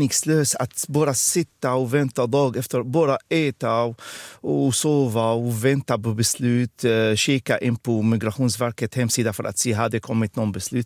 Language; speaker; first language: Swedish; non-native, fluent; Arabic